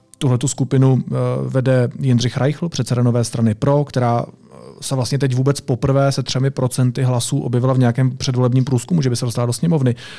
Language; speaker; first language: Czech; native; Czech